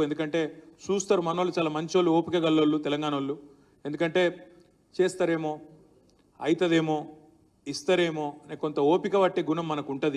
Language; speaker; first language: Telugu; native; Telugu